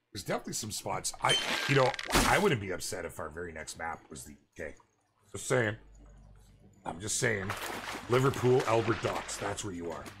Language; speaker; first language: English; native; English